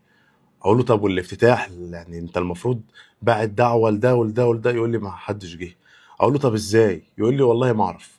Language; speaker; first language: Arabic; native; Arabic